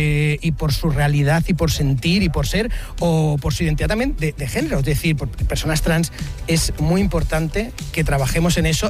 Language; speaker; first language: Spanish; native; Spanish